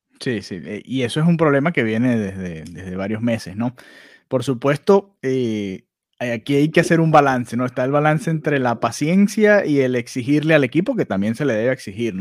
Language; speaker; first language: Spanish; native; Spanish